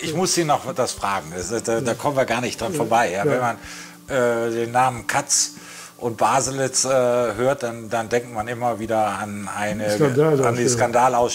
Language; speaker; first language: German; native; German